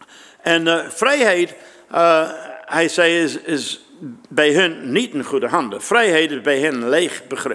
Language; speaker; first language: Dutch; non-native, fluent; English